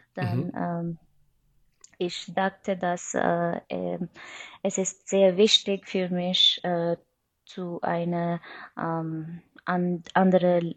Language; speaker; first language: German; non-native, fluent; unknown